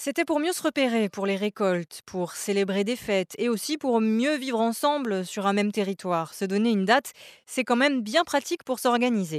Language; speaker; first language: French; native; French